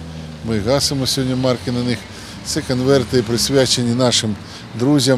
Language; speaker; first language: Ukrainian; native; Ukrainian